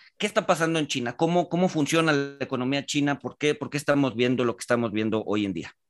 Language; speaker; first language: Spanish; native; Spanish